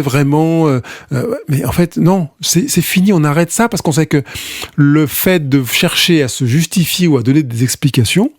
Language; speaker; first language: French; native; French